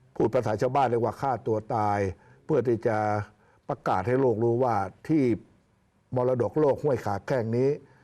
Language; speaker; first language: Thai; native; Thai